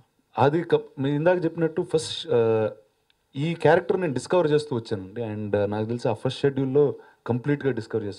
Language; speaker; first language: Telugu; native; Telugu